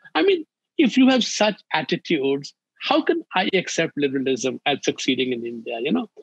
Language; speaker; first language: English; non-native, local second language; Hindi